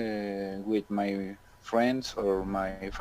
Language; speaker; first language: English; non-native, learner; Spanish